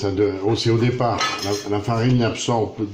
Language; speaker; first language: French; native; French